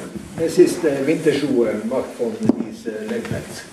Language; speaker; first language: German; non-native, learner; Northern Sami